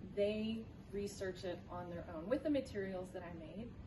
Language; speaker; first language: English; native; English